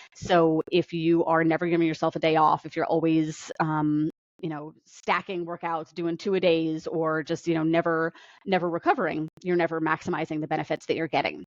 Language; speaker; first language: English; native; English